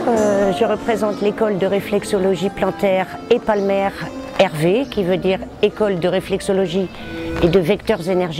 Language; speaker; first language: French; native; French